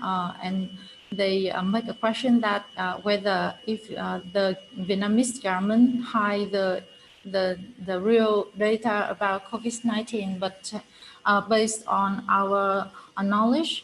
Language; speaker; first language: English; non-native, fluent; Vietnamese